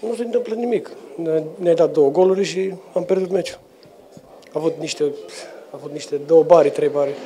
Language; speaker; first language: Romanian; non-native, learner; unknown